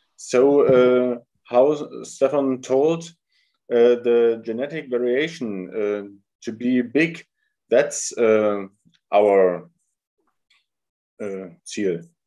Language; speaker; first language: English; non-native, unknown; German